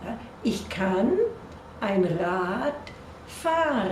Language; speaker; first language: German; non-native, fluent; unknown